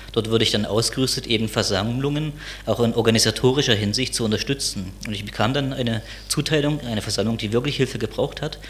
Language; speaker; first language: German; native; German